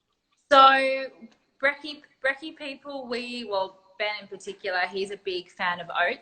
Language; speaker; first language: English; native; English